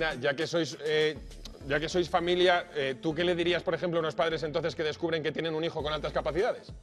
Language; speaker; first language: Spanish; native; Spanish